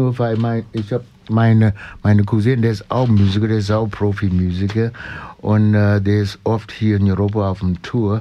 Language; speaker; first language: German; non-native, learner; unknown